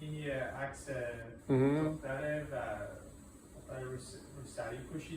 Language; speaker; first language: Persian; non-native, learner; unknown